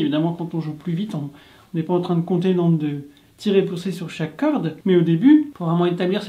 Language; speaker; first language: French; native; French